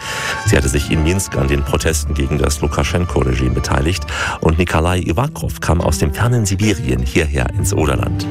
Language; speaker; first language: German; native; German